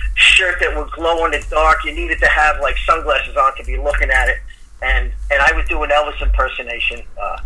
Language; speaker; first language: English; native; English